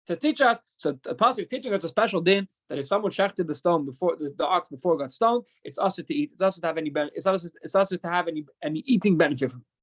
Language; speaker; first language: English; non-native, fluent; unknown